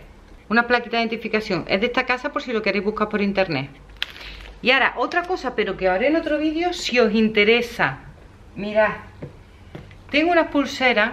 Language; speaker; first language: Spanish; native; Spanish